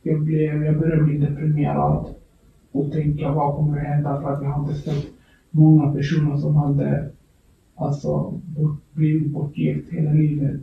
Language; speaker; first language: Swedish; early bilingual, other home language; Kurdish